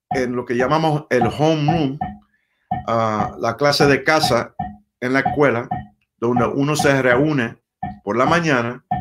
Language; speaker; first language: Spanish; early bilingual, heritage; Spanish